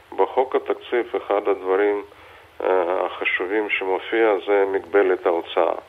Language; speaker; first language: Hebrew; non-native, fluent; Russian